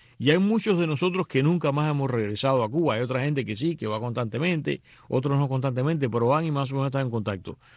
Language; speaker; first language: Spanish; native; Spanish